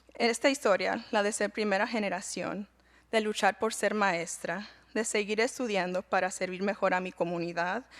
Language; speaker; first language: Spanish; early bilingual, heritage; Spanish